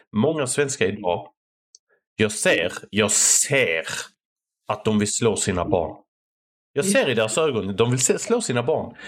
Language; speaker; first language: Swedish; early bilingual, other home language; Arabic